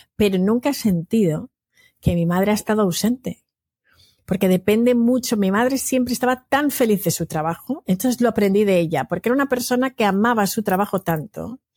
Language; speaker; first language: Spanish; native; Spanish